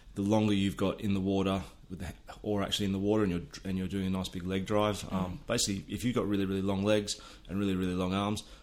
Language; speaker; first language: English; native; English